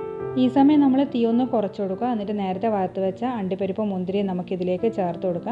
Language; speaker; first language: Malayalam; native; Malayalam